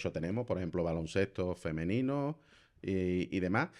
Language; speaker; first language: Spanish; native; Spanish